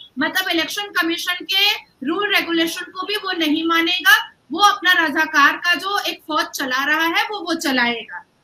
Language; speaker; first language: Hindi; native; Hindi